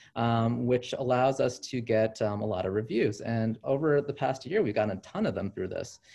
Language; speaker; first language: English; native; English